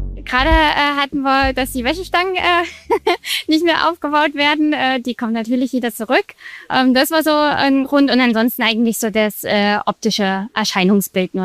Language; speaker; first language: German; native; German